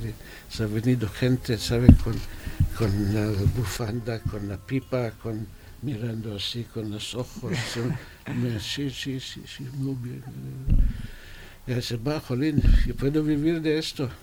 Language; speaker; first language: Spanish; non-native, fluent; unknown